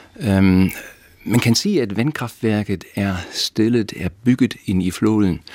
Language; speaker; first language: Danish; non-native, fluent; German